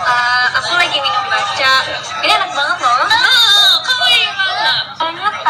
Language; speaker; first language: Indonesian; non-native, learner; Japanese